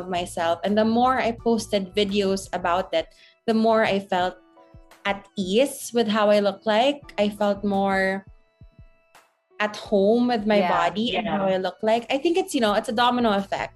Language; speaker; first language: English; non-native, local second language; Hiligaynon